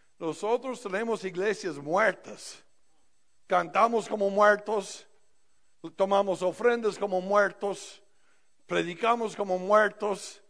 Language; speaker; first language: Spanish; non-native, fluent; English